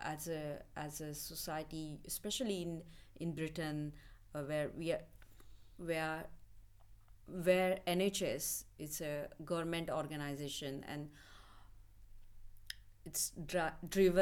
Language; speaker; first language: English; non-native, local second language; Marathi